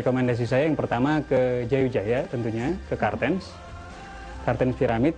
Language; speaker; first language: Indonesian; native; Indonesian